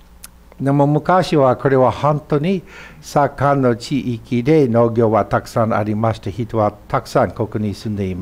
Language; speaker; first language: Japanese; non-native, fluent; English